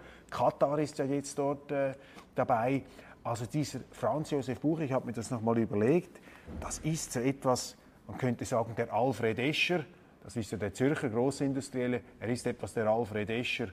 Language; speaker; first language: German; native; German